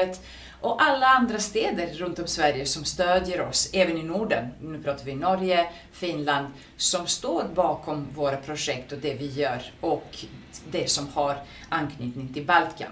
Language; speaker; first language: Swedish; non-native, fluent; Serbian